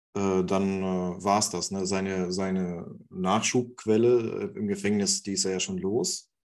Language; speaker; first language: German; non-native, fluent; Russian